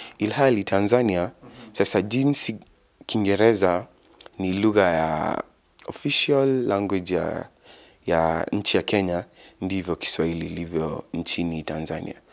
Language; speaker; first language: Swahili; non-native, local second language; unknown